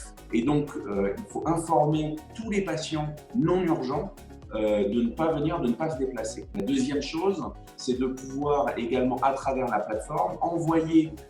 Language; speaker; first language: French; native; French